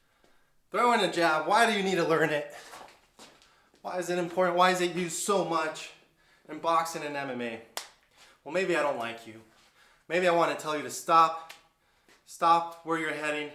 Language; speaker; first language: English; native; English